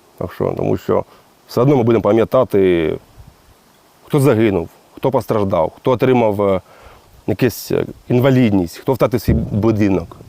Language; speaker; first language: Ukrainian; non-native, local second language; Russian